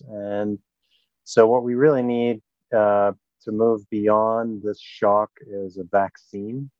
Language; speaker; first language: English; non-native, fluent; German